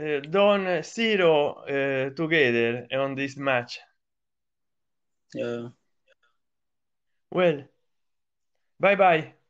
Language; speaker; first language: English; non-native, learner; Italian